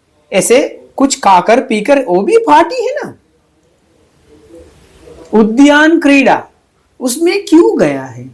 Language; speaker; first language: Hindi; non-native, fluent; Sinhala